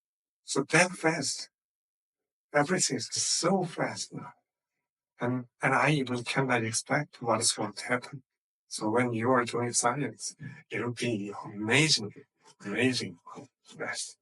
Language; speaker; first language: English; non-native, fluent; Korean